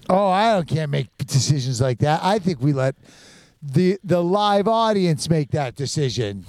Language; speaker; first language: English; native; English